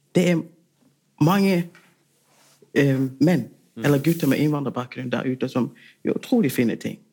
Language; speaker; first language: Norwegian; non-native, fluent; Swahili